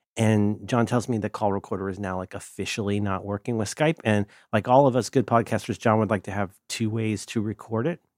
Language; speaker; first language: English; native; English